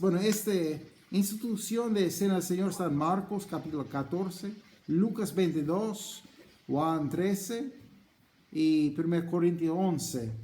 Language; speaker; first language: Spanish; non-native, fluent; English